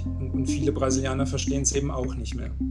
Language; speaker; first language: German; native; German